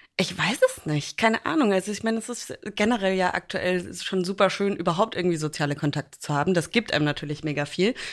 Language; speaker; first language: German; native; German